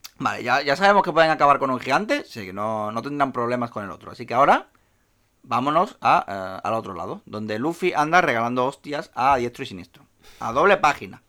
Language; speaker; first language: Spanish; native; Spanish